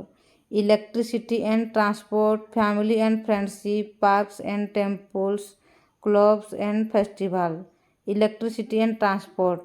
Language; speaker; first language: English; non-native, local second language; Odia